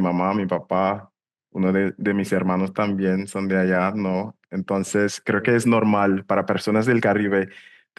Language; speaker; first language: Spanish; non-native, fluent; English